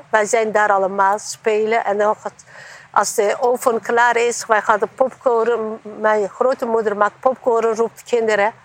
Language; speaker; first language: Dutch; non-native, learner; Turkish